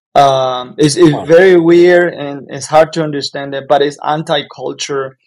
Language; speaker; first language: English; non-native, fluent; Spanish